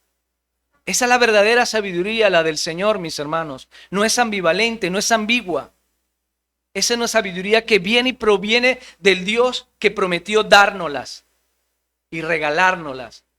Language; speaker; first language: Spanish; native; Spanish